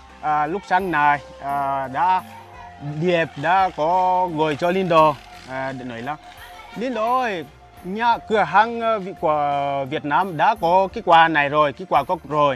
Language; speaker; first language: Vietnamese; non-native, learner; Portuguese